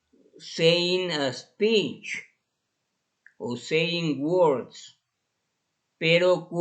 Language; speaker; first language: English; non-native, fluent; Spanish